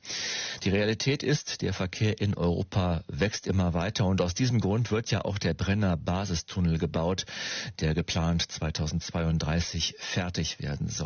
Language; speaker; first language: German; native; German